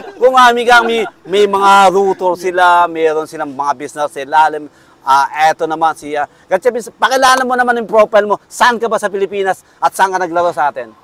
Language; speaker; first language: Filipino; native; Filipino